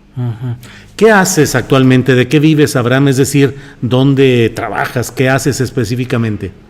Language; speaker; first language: Spanish; native; Spanish